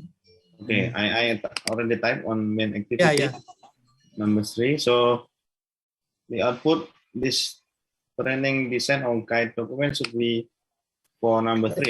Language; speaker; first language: English; non-native, learner; Malay